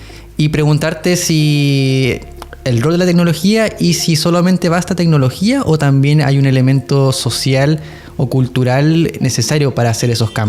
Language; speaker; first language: Spanish; native; Spanish